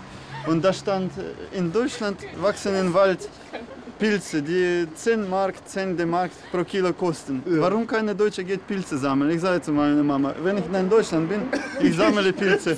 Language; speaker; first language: German; non-native, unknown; Russian